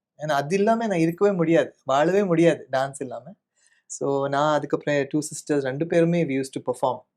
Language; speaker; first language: Tamil; non-native, local second language; Kannada